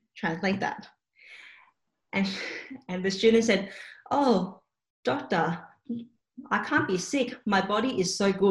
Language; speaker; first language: English; non-native, local second language; Cantonese